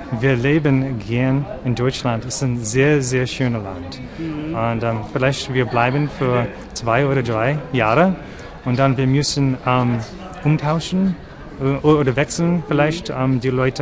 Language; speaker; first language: German; non-native, learner; English